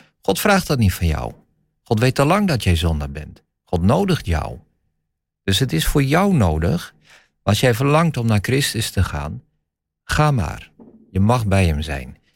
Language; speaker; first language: Dutch; native; Dutch